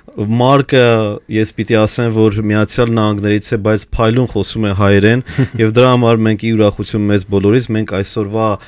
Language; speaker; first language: Armenian; native; Armenian